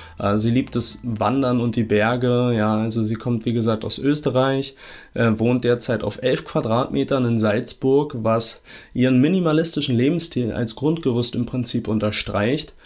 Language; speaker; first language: German; native; German